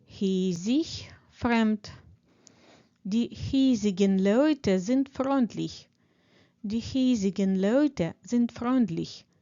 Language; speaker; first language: German; non-native, fluent; Ukrainian